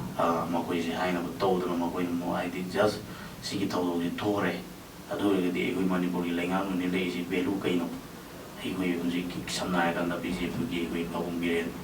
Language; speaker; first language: Manipuri; native; Manipuri